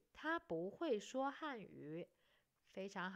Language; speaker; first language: Chinese; non-native, fluent; English